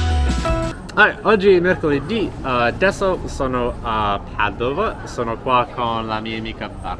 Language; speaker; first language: Italian; non-native, fluent; English